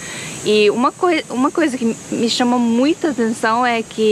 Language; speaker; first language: Portuguese; non-native, fluent; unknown